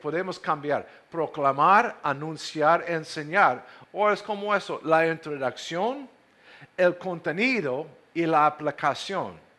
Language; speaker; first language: Spanish; non-native, fluent; English